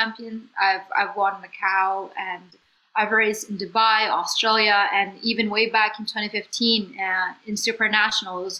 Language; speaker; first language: English; non-native, local second language; Filipino